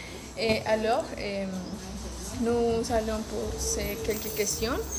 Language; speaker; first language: French; non-native, learner; Spanish